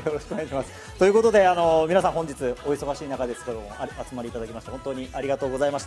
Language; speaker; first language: Japanese; native; Japanese